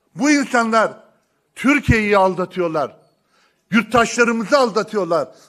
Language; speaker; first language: Turkish; native; Turkish